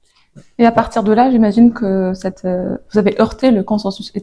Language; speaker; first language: French; native; French